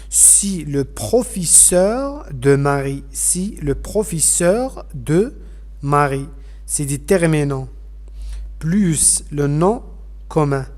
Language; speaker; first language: French; non-native, fluent; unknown